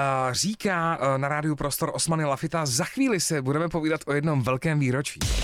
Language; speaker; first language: Czech; native; Czech